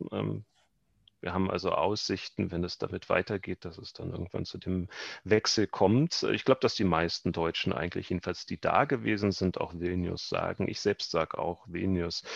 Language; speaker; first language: German; native; German